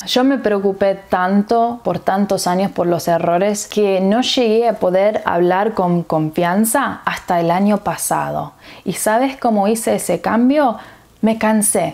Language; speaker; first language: Spanish; early bilingual, heritage; English